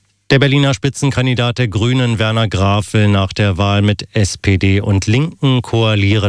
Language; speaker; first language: German; native; German